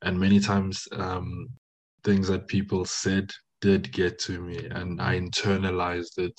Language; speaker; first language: English; non-native, local second language; French